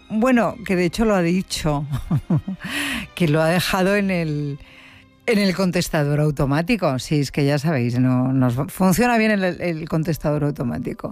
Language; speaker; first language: Spanish; native; Spanish